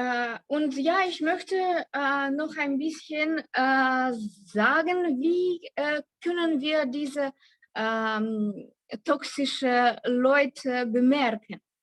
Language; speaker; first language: German; non-native, learner; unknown